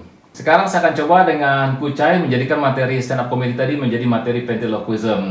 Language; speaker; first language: Indonesian; native; Indonesian